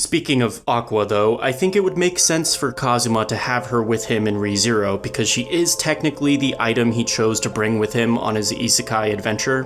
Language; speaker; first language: English; native; English